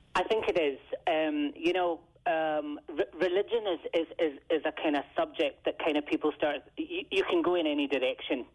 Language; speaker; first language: English; native; English